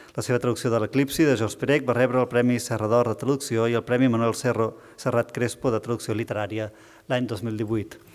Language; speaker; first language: Catalan; native; Catalan